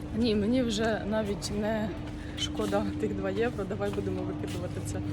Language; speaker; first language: Ukrainian; non-native, local second language; Russian